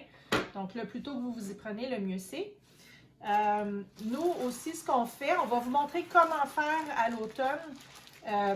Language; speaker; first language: French; native; French